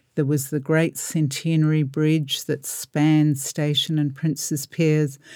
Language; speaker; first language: English; native; English